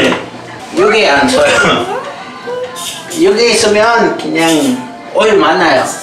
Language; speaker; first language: Korean; non-native, learner; Spanish